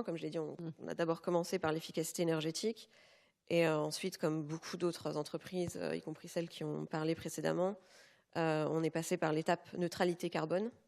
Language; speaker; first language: French; native; French